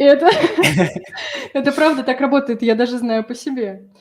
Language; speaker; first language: Russian; native; Russian